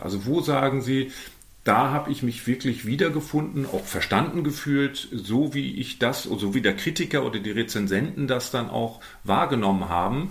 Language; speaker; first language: German; native; German